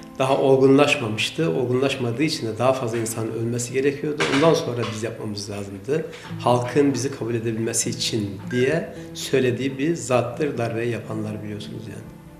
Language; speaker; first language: Turkish; native; Turkish